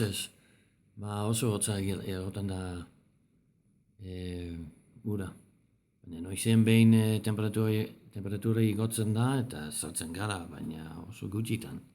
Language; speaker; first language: Basque; non-native, learner; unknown